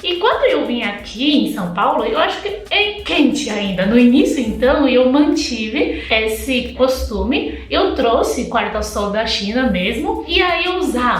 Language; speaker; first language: Portuguese; non-native, fluent; Chinese